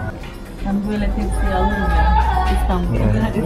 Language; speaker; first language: Turkish; non-native, fluent; Slovenian